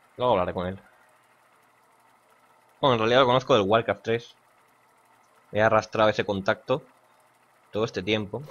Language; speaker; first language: Spanish; native; Spanish